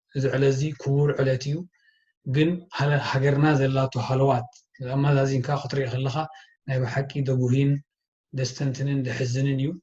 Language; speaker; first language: Tigrinya; native; Tigrinya